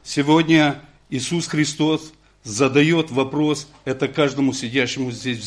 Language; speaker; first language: Russian; non-native, local second language; Ukrainian